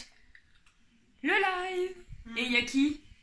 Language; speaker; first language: French; native; French